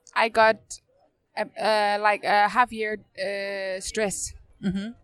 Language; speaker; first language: English; non-native, fluent; Danish